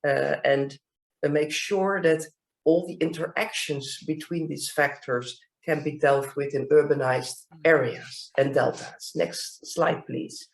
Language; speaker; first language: English; non-native, fluent; Dutch